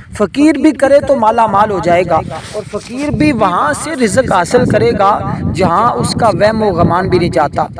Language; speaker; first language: Urdu; non-native, local second language; Punjabi